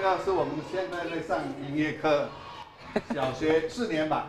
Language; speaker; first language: Chinese; early bilingual, heritage; Chinese